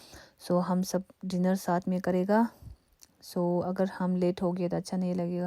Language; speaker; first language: Hindi; non-native, local second language; Tibetan